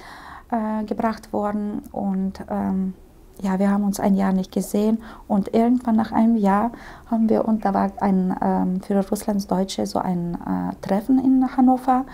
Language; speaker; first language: German; early bilingual, heritage; Russian